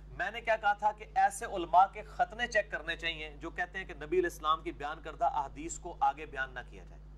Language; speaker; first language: Urdu; non-native, local second language; Punjabi